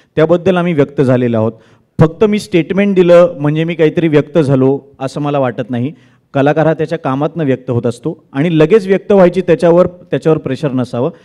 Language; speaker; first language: Marathi; native; Marathi